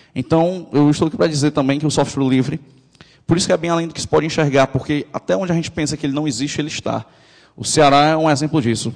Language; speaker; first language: Portuguese; native; Portuguese